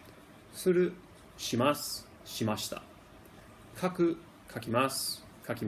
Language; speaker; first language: Japanese; non-native, fluent; English